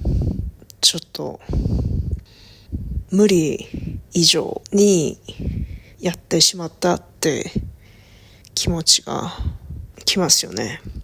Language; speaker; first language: Japanese; non-native, learner; Korean